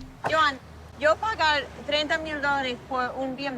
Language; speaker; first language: Spanish; non-native, learner; English